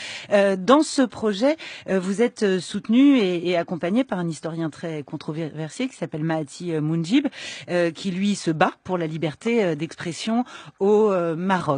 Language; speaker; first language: French; native; French